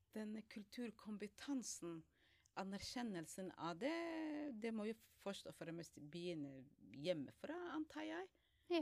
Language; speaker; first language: Norwegian; non-native, fluent; Somali